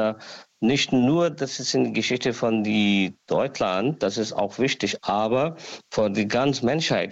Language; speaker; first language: German; non-native, learner; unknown